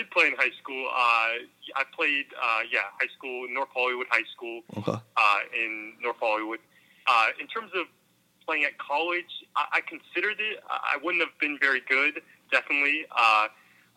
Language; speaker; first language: English; native; English